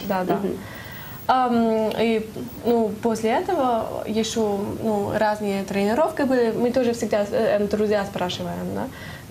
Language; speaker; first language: Russian; non-native, learner; German